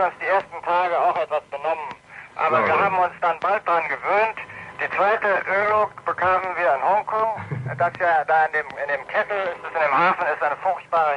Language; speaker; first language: German; native; German